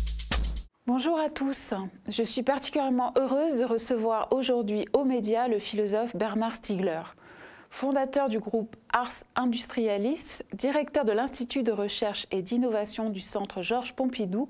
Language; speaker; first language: French; native; French